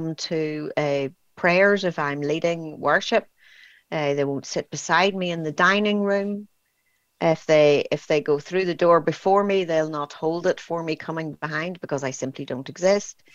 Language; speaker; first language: English; native; English